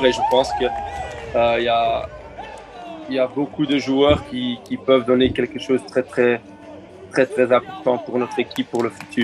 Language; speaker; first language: French; non-native, local second language; Dutch